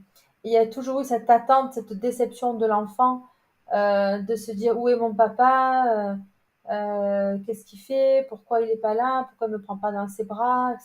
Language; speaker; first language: French; native; French